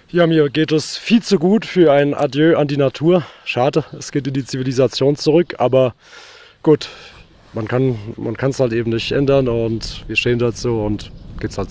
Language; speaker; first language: German; native; German